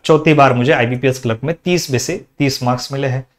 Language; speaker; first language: Hindi; non-native, local second language; Marathi